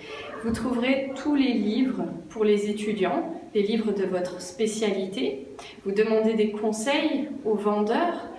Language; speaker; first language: French; native; French